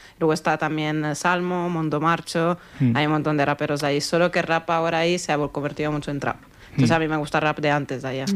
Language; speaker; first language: Spanish; non-native, fluent; Italian